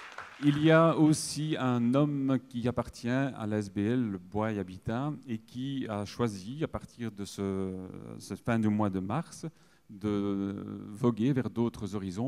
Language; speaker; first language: French; native; French